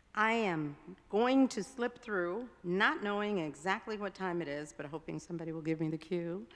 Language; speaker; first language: English; native; English